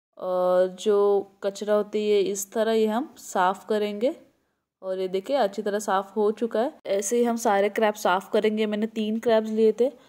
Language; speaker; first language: Hindi; native; Hindi